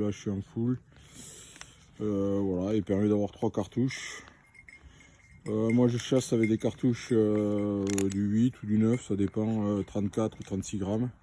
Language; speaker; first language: French; native; French